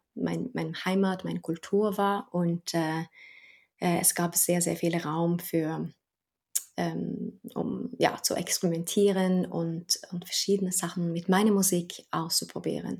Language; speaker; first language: German; non-native, fluent; Norwegian